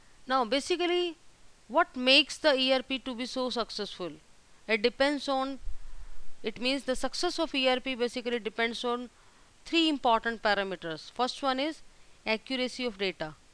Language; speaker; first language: English; non-native, local second language; Hindi